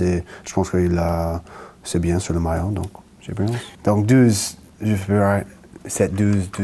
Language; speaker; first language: French; non-native, fluent; English